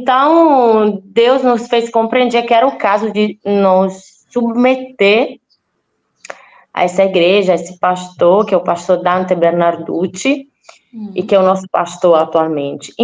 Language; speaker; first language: Portuguese; non-native, fluent; Italian